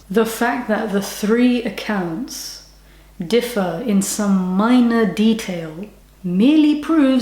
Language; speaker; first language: English; native; English